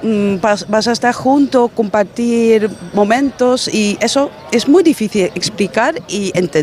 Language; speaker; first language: Spanish; non-native, fluent; Dutch